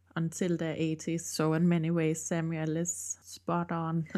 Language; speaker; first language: English; non-native, fluent; Danish